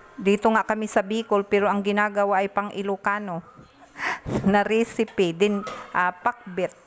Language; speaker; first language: Filipino; non-native, local second language; Bikol